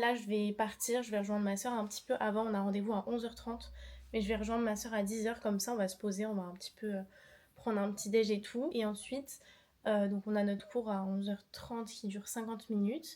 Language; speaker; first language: French; native; French